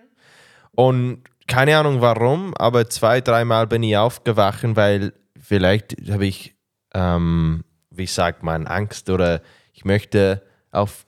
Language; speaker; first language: German; non-native, learner; English